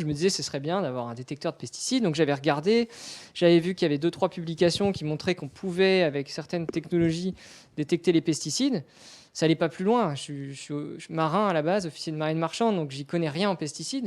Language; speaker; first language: French; native; French